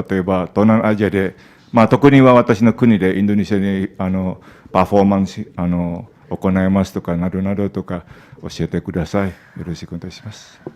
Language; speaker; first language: Japanese; non-native, learner; Indonesian